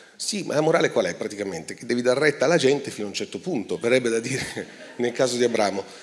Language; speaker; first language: Italian; native; Italian